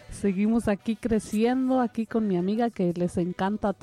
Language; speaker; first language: Spanish; native; Spanish